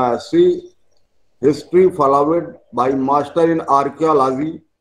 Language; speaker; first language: English; non-native, local second language; Hindi